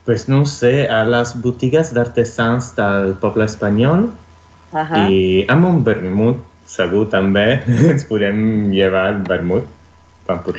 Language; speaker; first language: Catalan; non-native, learner; Italian